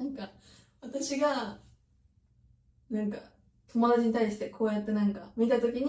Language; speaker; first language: Japanese; native; Japanese